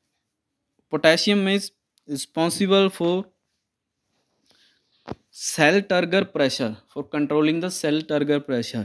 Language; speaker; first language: English; non-native, local second language; Punjabi